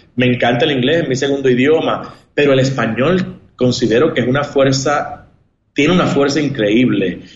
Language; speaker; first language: Spanish; native; Spanish